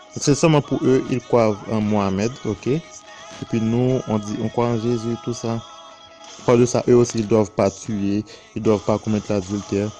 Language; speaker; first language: French; non-native, local second language; Haitian Creole